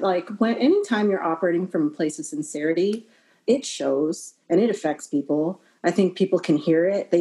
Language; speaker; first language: English; early bilingual, other home language; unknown